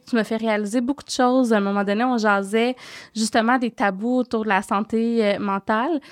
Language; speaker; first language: French; native; French